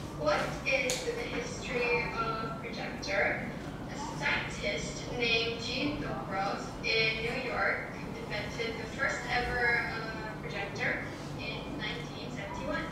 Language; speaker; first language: English; non-native, learner; Indonesian